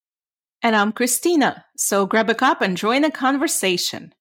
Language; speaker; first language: English; non-native, fluent; Ukrainian